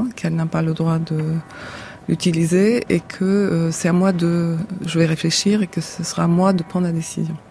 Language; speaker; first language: French; non-native, fluent; Bulgarian